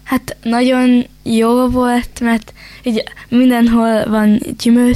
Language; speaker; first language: Hungarian; early bilingual, heritage; Hungarian